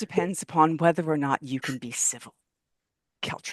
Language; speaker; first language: English; native; English